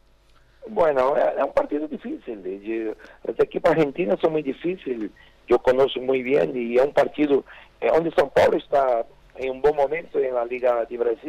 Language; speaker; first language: Spanish; non-native, fluent; Portuguese